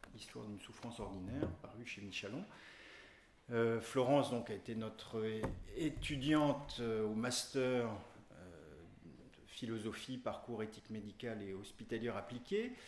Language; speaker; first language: French; native; French